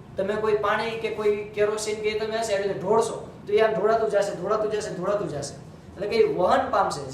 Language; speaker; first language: Gujarati; native; Gujarati